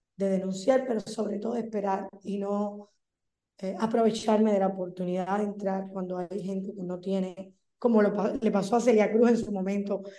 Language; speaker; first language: Spanish; native; Spanish